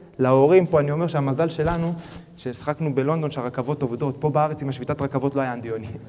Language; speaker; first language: Hebrew; early bilingual, other home language; Spanish